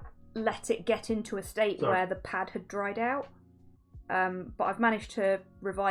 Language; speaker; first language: English; native; English